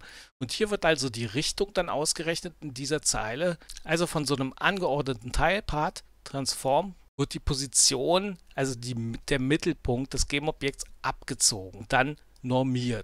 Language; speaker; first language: German; native; German